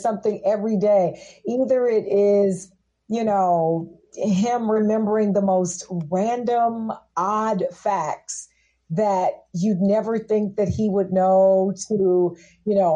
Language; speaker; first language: English; native; English